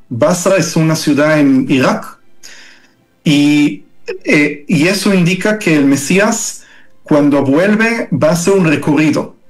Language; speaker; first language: Spanish; early bilingual, heritage; Hebrew